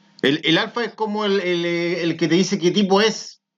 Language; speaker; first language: Spanish; native; Spanish